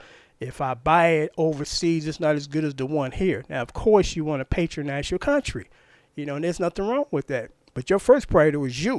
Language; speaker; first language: English; native; English